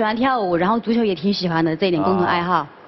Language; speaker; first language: Chinese; native; Chinese